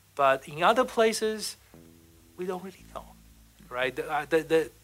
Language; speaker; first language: English; non-native, fluent; Chinese